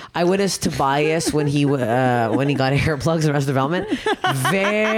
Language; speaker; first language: English; native; English